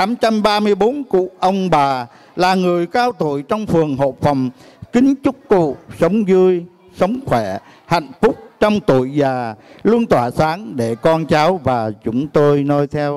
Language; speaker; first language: Vietnamese; native; Vietnamese